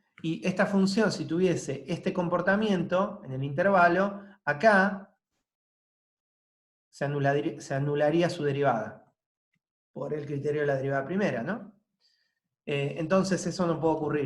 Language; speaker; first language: Spanish; native; Spanish